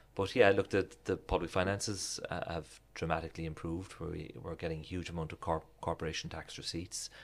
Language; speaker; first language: English; native; English